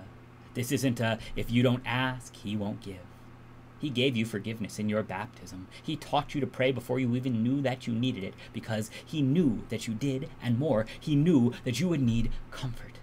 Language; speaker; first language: English; native; English